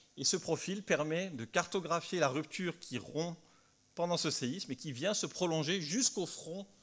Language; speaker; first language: French; native; French